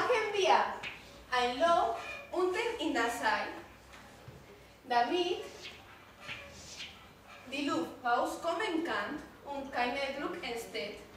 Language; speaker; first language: German; non-native, learner; Spanish